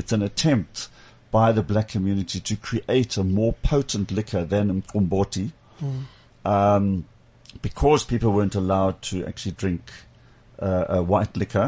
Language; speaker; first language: English; native; English